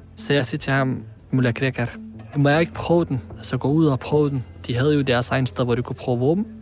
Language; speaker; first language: Danish; early bilingual, other home language; Arabic